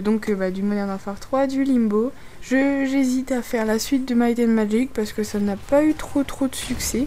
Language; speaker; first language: French; native; French